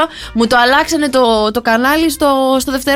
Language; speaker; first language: Greek; native; Greek